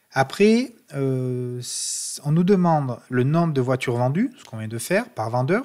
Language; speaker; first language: French; native; French